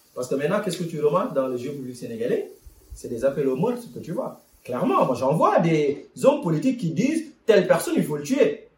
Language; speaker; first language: French; non-native, local second language; Wolof